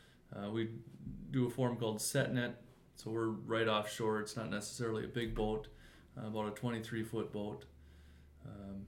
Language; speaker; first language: English; native; English